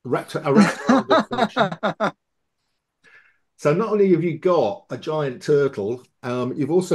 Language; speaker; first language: English; native; English